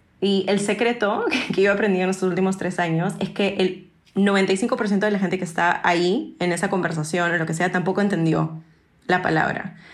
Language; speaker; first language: Spanish; non-native, fluent; English